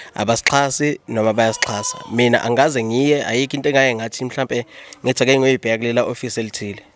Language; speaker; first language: Zulu; native; Zulu